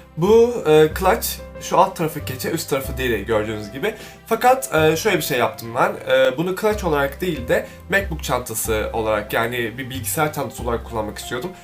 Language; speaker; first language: Turkish; native; Turkish